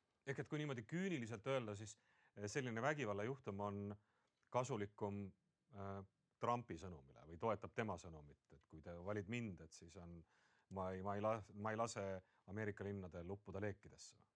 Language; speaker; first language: Estonian; native; Estonian